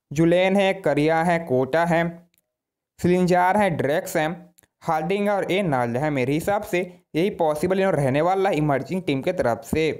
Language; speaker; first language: Hindi; native; Hindi